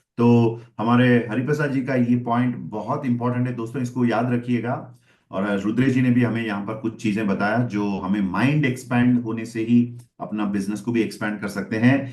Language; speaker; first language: Hindi; non-native, local second language; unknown